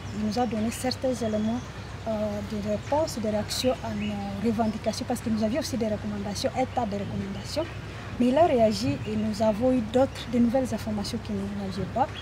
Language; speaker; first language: French; non-native, local second language; Nande